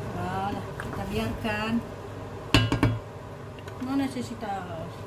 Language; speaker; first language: Spanish; non-native, local second language; Indonesian